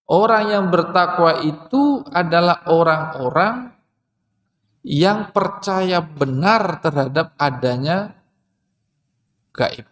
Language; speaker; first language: Indonesian; non-native, local second language; Banjar